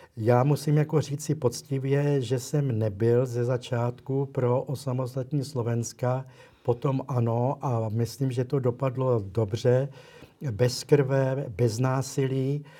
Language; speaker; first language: Czech; native; Czech